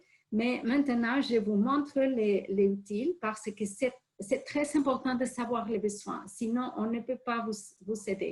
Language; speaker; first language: French; non-native, fluent; Spanish